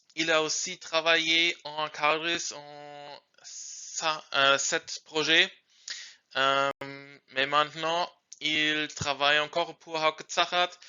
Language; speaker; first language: French; non-native, learner; German